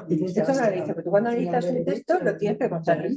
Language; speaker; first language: Spanish; native; Spanish